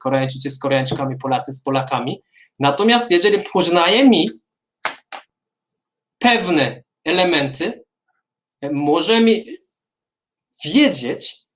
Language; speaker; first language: Polish; non-native, fluent; Korean